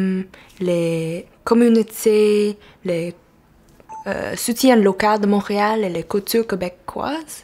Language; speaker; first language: French; non-native, local second language; English